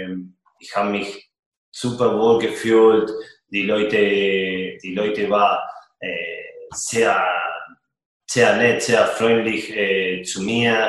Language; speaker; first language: German; non-native, fluent; Spanish